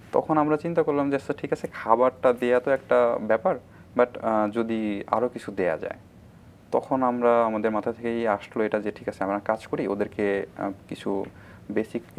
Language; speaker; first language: Bangla; native; Bangla